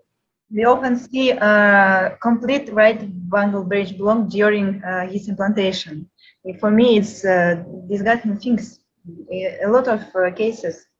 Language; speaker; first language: English; non-native, learner; Russian